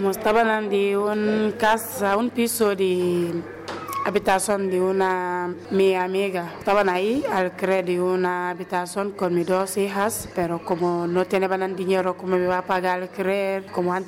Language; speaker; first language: Spanish; non-native, learner; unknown